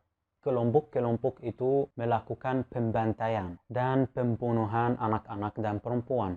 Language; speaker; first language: Indonesian; non-native, fluent; Arabic